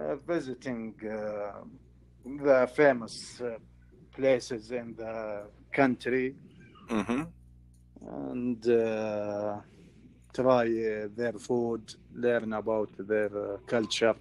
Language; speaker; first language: English; non-native, learner; Arabic